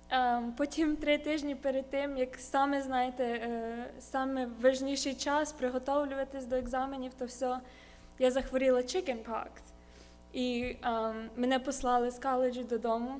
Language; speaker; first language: Ukrainian; early bilingual, heritage; Ukrainian